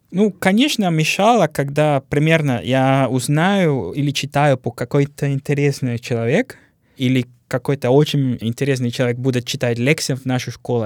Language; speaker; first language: Russian; non-native, learner; Spanish